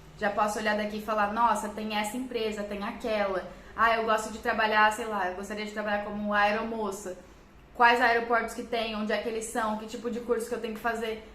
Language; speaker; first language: Portuguese; native; Portuguese